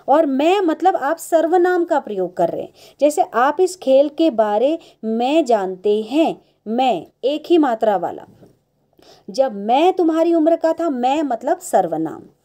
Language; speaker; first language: Hindi; native; Hindi